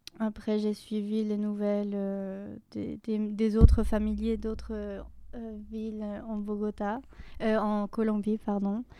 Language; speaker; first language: French; non-native, fluent; Spanish